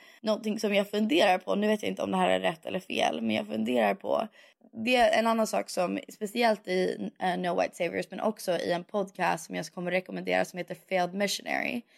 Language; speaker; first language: Swedish; early bilingual, heritage; Swedish